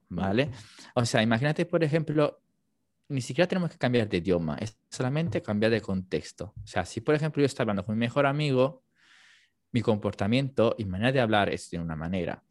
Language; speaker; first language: Spanish; non-native, fluent; Italian